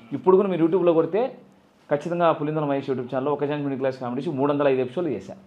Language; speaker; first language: Telugu; native; Telugu